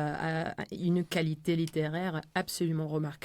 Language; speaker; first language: French; non-native, fluent; Spanish